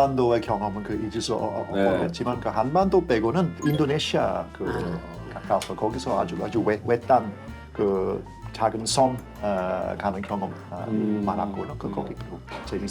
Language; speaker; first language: Korean; non-native, fluent; English